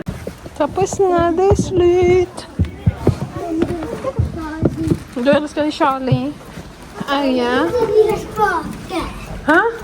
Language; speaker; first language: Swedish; non-native, learner; Filipino